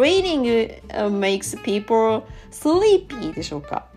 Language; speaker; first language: English; non-native, learner; Japanese